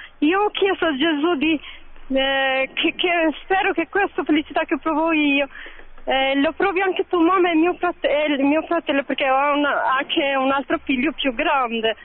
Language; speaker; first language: Italian; non-native, fluent; Albanian